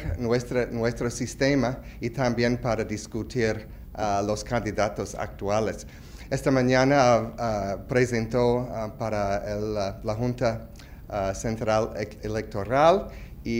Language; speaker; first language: Spanish; non-native, fluent; English